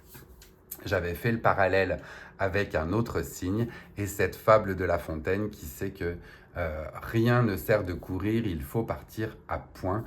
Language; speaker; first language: French; native; French